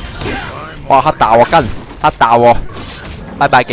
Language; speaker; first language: Chinese; native; Chinese